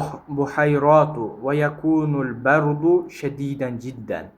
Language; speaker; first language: Arabic; non-native, fluent; Kyrgyz